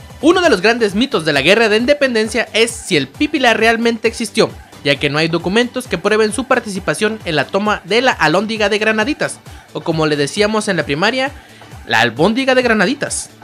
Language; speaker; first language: Spanish; native; Spanish